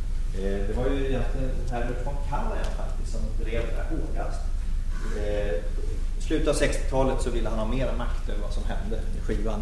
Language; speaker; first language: Swedish; native; Swedish